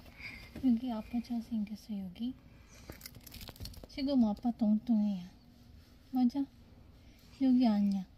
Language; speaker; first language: Korean; non-native, learner; Filipino